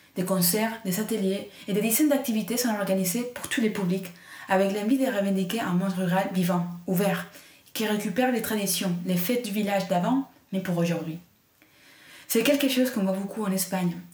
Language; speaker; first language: French; non-native, fluent; Spanish